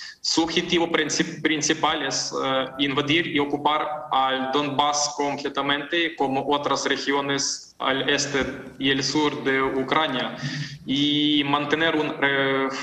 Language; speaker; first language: Spanish; non-native, fluent; Ukrainian